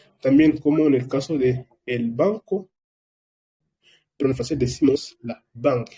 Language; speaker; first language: Spanish; non-native, fluent; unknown